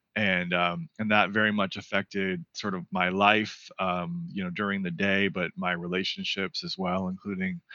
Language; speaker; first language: English; native; English